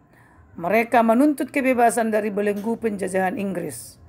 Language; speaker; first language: Indonesian; native; Indonesian